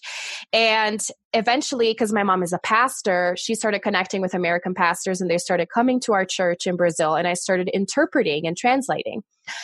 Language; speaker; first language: English; non-native, fluent; Portuguese